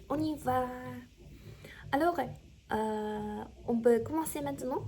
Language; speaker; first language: French; non-native, learner; Chinese